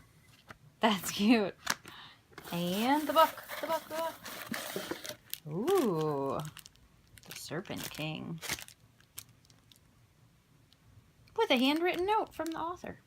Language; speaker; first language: English; native; English